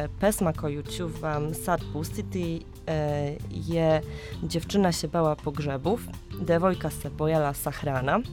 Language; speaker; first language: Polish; non-native, learner; Serbian